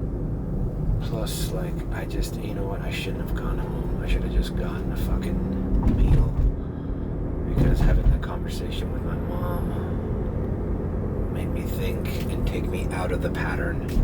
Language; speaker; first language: English; early bilingual, other home language; Spanish